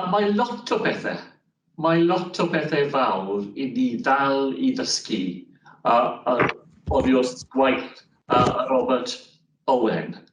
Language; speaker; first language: Welsh; non-native, local second language; English